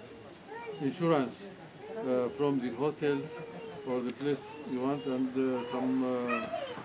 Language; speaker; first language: English; non-native, learner; Arabic